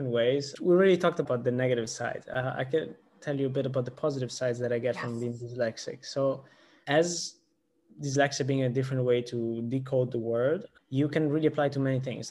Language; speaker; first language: English; non-native, fluent; Italian